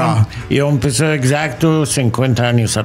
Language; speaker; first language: Spanish; non-native, learner; English